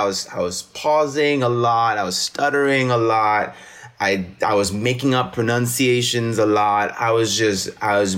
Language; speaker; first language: English; non-native, local second language; French